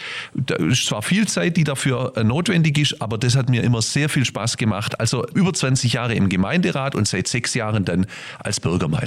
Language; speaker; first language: German; native; German